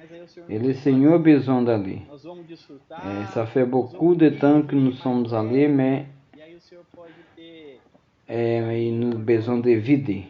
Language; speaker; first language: French; non-native, learner; Portuguese